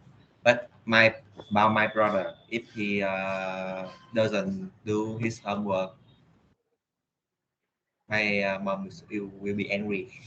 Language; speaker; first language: English; non-native, learner; Vietnamese